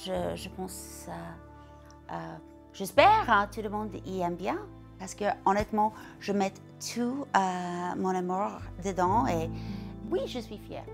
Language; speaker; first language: French; non-native, learner; English